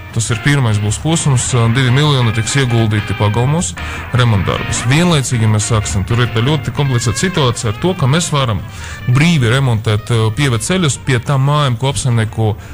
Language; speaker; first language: Latvian; non-native, local second language; Russian